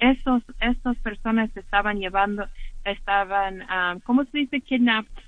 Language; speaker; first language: Spanish; early bilingual, heritage; English